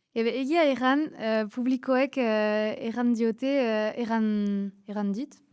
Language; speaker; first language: Basque; non-native, local second language; French